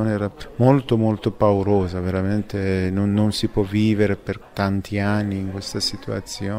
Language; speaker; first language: Italian; non-native, fluent; Persian